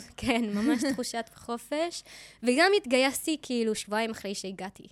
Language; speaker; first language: Hebrew; non-native, fluent; Spanish